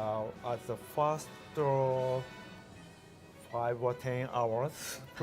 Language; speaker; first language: English; non-native, learner; Japanese